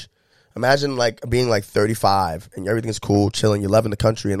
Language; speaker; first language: English; native; English